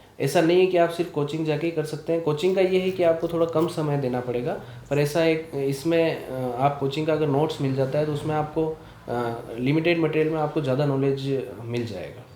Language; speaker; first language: Hindi; native; Hindi